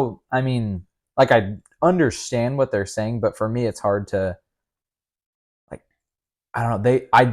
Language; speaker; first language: English; native; English